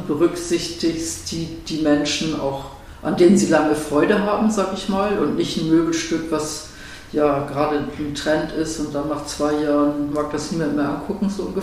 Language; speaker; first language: German; native; German